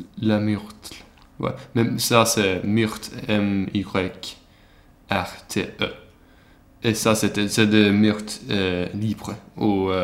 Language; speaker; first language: French; non-native, learner; Swedish